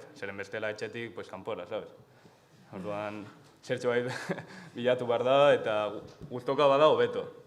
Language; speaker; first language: Basque; non-native, local second language; Spanish